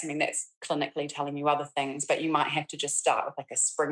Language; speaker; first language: English; native; English